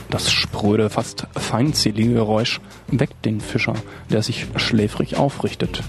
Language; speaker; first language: German; native; German